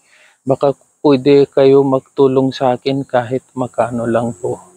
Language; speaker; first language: Filipino; non-native, learner; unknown